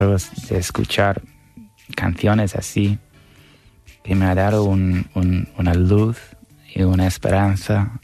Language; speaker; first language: Spanish; non-native, fluent; English